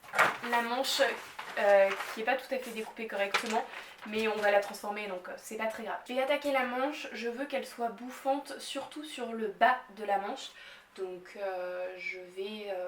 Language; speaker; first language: French; native; French